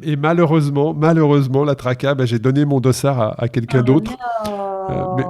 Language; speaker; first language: French; native; French